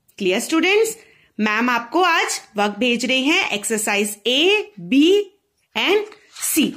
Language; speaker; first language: Hindi; native; Hindi